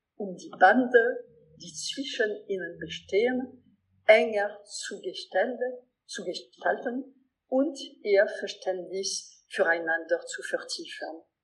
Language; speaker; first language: German; non-native, local second language; French